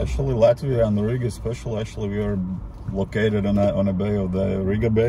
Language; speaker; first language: English; non-native, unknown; Latvian